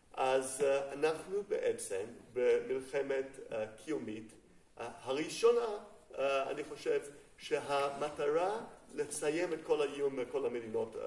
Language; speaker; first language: Hebrew; non-native, fluent; English